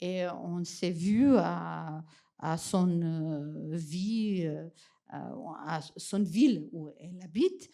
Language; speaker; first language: French; non-native, fluent; Macedonian